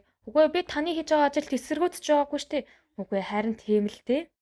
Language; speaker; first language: Mongolian; non-native, fluent; Korean